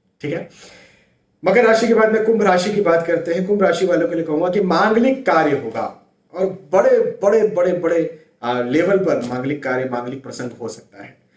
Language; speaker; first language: Hindi; native; Hindi